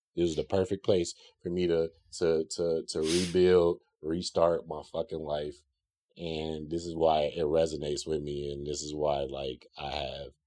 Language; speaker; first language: English; native; English